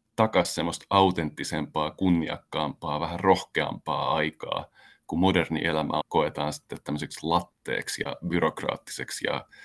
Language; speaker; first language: Finnish; native; Finnish